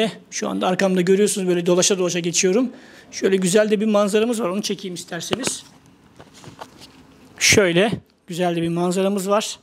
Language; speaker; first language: Turkish; native; Turkish